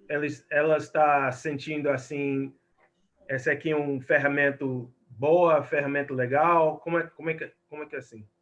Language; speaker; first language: Portuguese; non-native, fluent; English